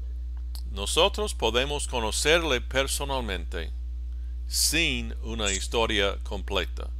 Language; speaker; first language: Spanish; non-native, fluent; English